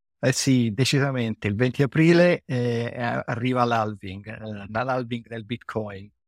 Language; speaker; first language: Italian; native; Italian